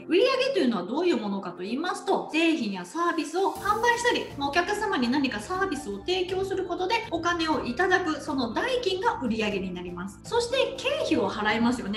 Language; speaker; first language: Japanese; native; Japanese